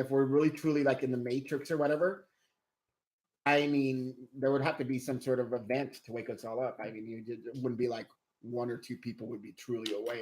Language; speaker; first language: English; native; English